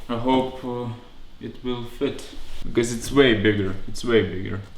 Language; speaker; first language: English; non-native, fluent; Lithuanian